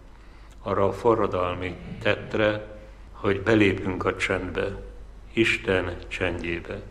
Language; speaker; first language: Hungarian; native; Hungarian